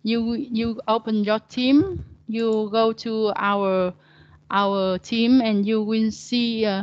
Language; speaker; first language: English; non-native, learner; Vietnamese